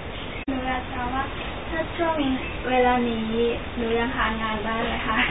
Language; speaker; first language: Thai; non-native, fluent; Chinese